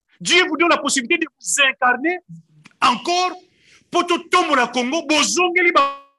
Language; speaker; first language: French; non-native, local second language; Lingala